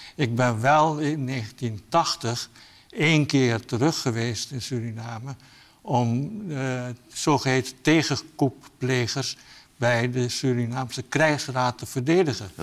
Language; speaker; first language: Dutch; native; Dutch